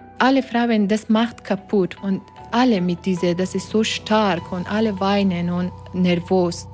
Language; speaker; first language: German; non-native, learner; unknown